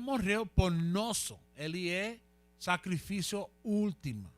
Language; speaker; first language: Portuguese; non-native, learner; Spanish